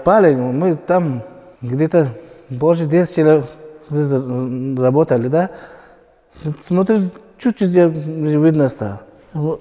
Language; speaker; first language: Russian; non-native, learner; Tajik